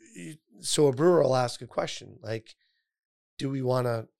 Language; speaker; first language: English; native; English